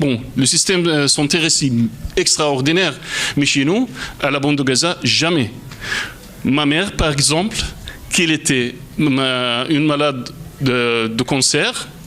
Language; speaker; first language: French; non-native, fluent; Arabic